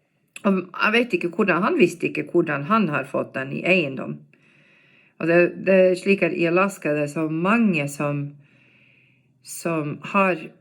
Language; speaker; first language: Norwegian; non-native, fluent; English